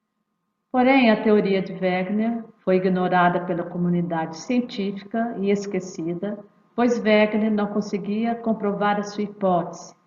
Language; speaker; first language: Portuguese; native; Portuguese